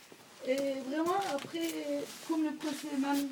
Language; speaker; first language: French; non-native, fluent; Turkish